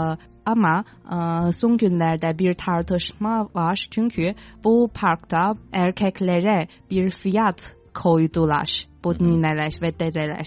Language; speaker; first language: Turkish; non-native, fluent; Chinese